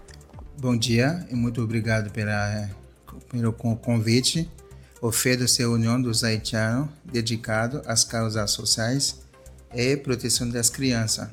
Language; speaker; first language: Portuguese; non-native, fluent; Haitian Creole